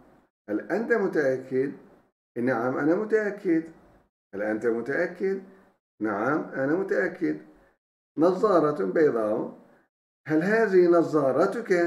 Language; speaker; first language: Arabic; non-native, fluent; Turkish